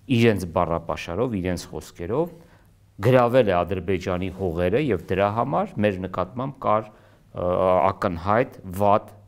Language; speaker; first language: Armenian; native; Armenian